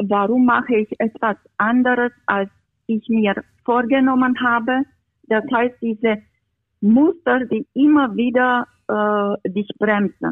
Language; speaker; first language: German; non-native, fluent; Romanian